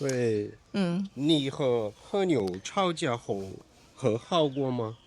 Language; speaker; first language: Chinese; non-native, learner; Portuguese